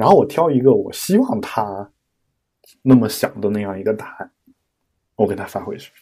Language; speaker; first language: Chinese; native; Chinese